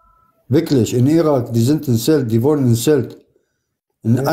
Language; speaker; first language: German; non-native, fluent; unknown